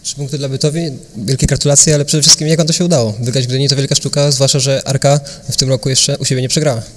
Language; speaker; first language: Polish; native; Polish